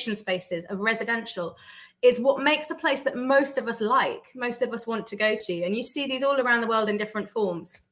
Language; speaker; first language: English; native; English